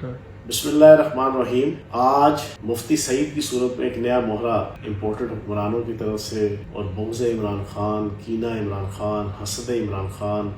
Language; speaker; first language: Urdu; native; Urdu